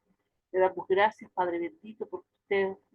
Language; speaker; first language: Spanish; native; Spanish